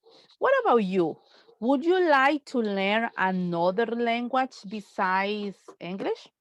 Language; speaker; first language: English; non-native, fluent; Spanish